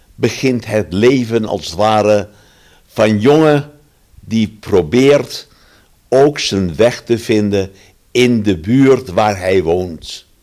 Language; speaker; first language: Dutch; early bilingual, other home language; German